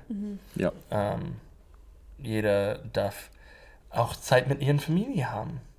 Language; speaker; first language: German; non-native, learner; English